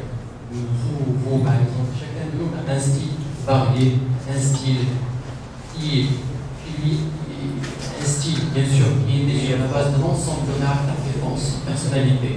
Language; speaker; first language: French; non-native, local second language; Arabic